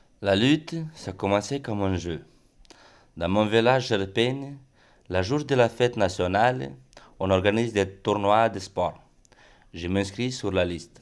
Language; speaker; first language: French; non-native, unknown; Romanian